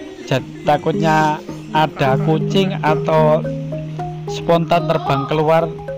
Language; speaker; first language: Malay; non-native, local second language; Javanese